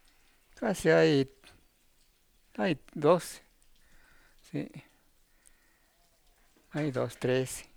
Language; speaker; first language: Spanish; non-native, local second language; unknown